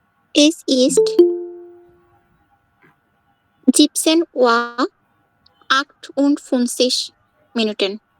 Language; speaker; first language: German; non-native, learner; Bangla